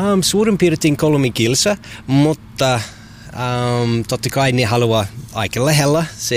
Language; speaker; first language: Finnish; non-native, learner; English